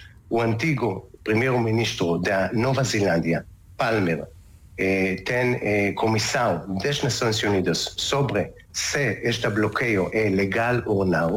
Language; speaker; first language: Portuguese; non-native, learner; Hebrew